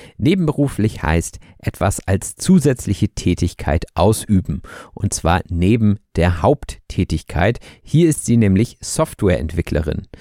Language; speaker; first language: German; native; German